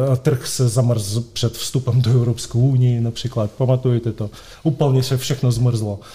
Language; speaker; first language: Czech; non-native, fluent; Russian